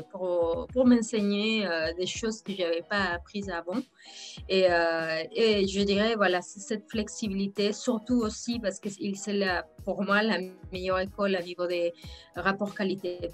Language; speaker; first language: French; non-native, fluent; Spanish